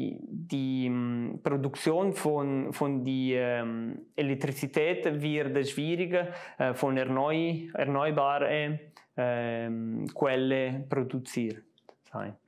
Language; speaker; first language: German; non-native, local second language; Italian